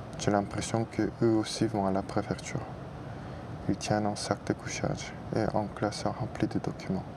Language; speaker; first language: French; non-native, fluent; Korean